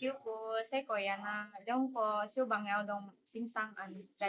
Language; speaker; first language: Cantonese; non-native, learner; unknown